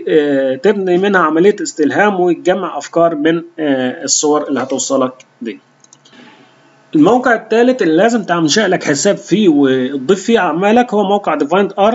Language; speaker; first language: Arabic; native; Arabic